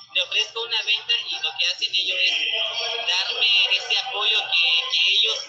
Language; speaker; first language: Spanish; native; Spanish